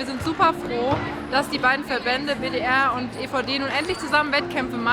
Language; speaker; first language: German; native; German